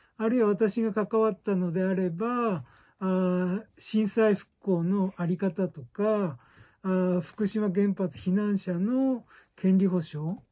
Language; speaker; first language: Japanese; native; Japanese